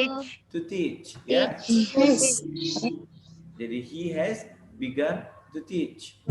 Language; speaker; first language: English; non-native, fluent; Indonesian